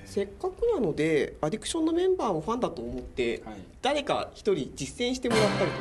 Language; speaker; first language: Japanese; native; Japanese